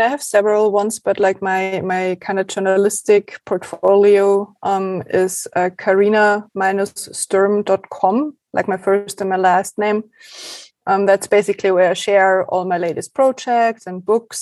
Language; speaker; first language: English; non-native, fluent; German